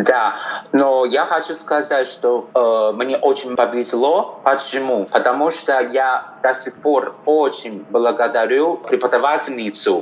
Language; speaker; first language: Russian; non-native, fluent; Chinese